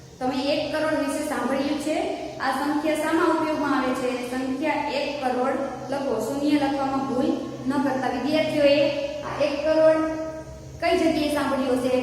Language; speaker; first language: Gujarati; native; Gujarati